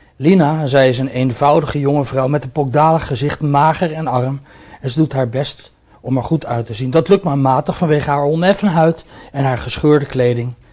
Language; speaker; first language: Dutch; native; Dutch